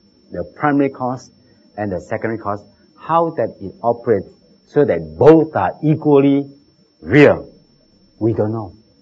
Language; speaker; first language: English; non-native, local second language; Chinese